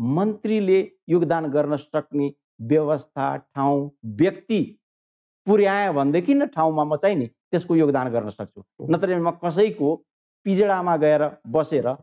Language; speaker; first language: Nepali; non-native, local second language; Maithili